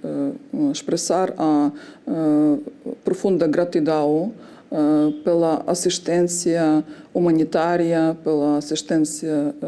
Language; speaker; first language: Portuguese; non-native, fluent; Ukrainian